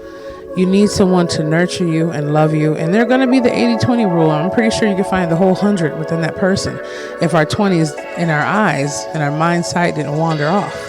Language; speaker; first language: English; native; English